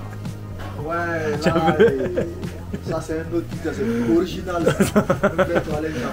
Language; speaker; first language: French; native; French